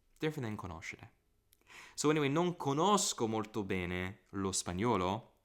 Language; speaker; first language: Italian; non-native, fluent; English